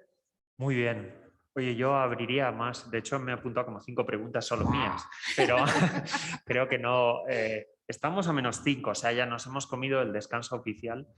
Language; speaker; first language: Spanish; native; Spanish